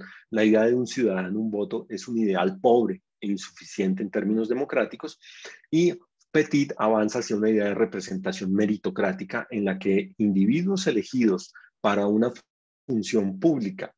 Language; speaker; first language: Spanish; native; Spanish